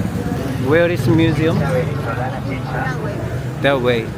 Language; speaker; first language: English; non-native, learner; Korean